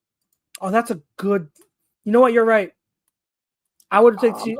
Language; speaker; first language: English; native; English